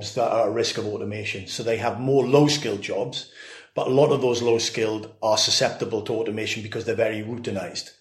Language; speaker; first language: English; native; English